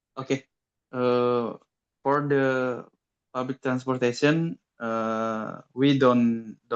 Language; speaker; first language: English; non-native, learner; Indonesian